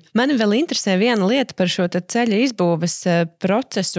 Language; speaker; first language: Latvian; native; Latvian